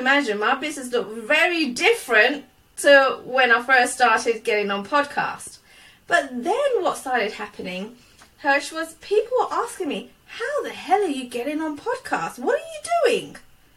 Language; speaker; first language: English; native; English